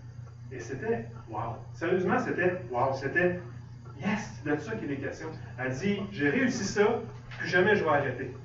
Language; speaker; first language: French; native; French